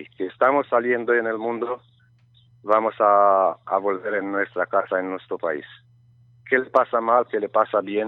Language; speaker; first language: Spanish; non-native, learner; Romanian